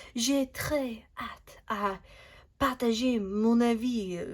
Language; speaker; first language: French; non-native, learner; English